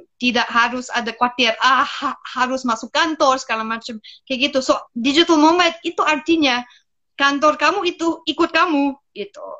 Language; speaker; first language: Indonesian; non-native, fluent; English